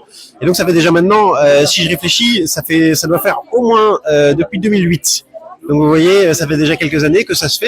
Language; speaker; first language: French; native; French